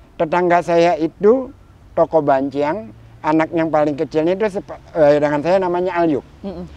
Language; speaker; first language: Indonesian; native; Indonesian